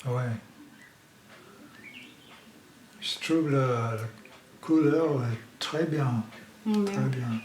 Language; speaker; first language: French; non-native, learner; English